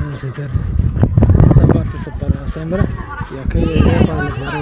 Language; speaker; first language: Spanish; non-native, local second language; Arabic